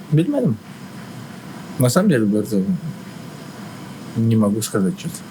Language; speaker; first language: Russian; non-native, local second language; Turkmen